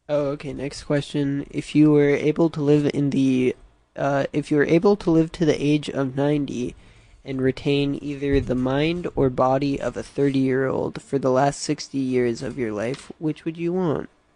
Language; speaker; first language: English; native; English